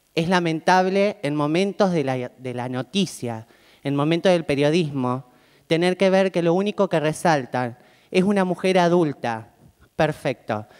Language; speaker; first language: Spanish; native; Spanish